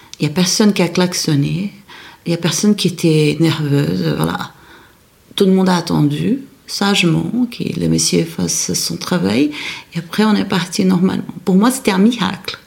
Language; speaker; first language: French; non-native, fluent; Portuguese